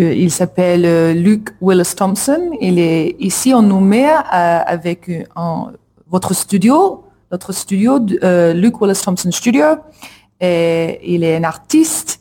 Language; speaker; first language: French; non-native, learner; English